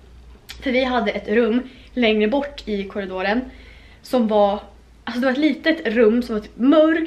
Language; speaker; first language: Swedish; native; Swedish